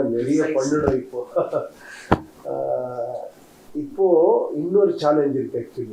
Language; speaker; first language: Tamil; non-native, learner; Kannada